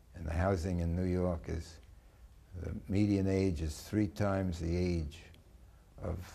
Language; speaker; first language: English; native; English